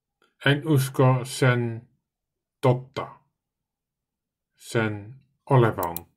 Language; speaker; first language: Finnish; non-native, learner; Dutch